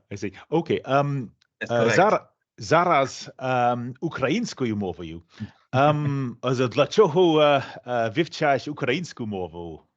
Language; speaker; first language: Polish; non-native, learner; English